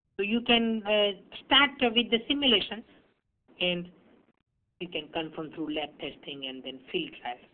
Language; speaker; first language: English; non-native, local second language; Hindi